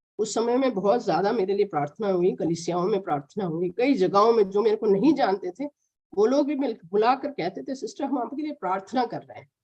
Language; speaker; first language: Hindi; non-native, local second language; Malayalam